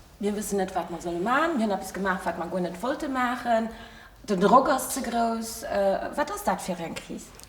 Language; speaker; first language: Luxembourgish; early bilingual, other home language; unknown